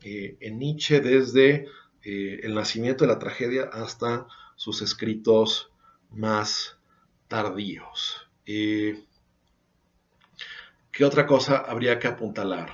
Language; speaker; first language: Spanish; native; Spanish